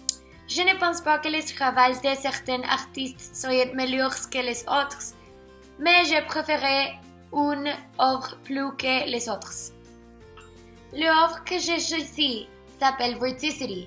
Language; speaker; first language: French; non-native, learner; Spanish